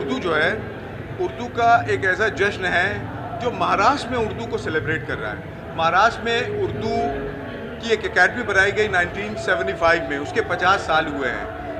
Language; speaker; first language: Hindi; native; Hindi